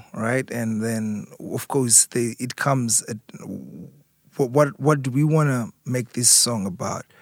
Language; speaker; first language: English; non-native, local second language; Shona